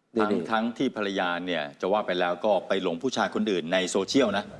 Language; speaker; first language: Thai; native; Thai